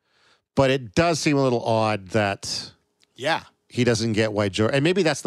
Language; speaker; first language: English; native; English